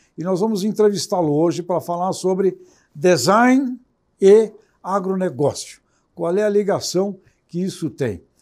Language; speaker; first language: Portuguese; native; Portuguese